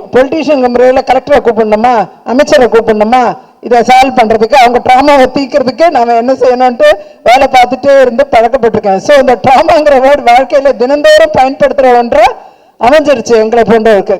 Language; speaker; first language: Tamil; native; Tamil